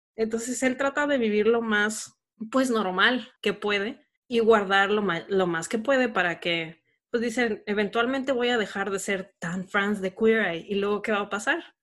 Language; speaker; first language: Spanish; native; Spanish